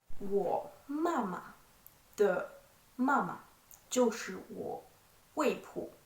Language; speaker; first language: Chinese; non-native, fluent; French